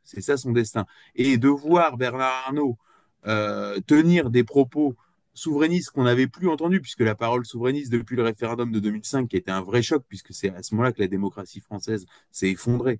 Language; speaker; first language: French; native; French